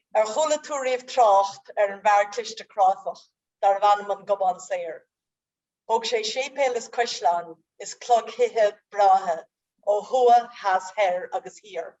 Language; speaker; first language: Irish; non-native, local second language; English